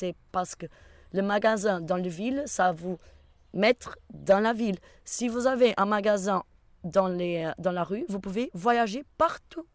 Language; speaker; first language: French; non-native, fluent; Portuguese